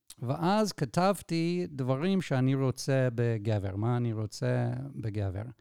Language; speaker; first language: Hebrew; non-native, fluent; English